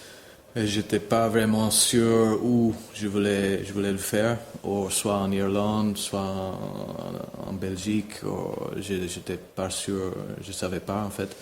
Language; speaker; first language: French; non-native, fluent; English